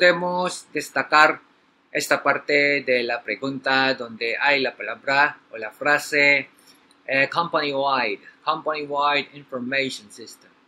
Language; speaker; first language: Spanish; non-native, learner; Filipino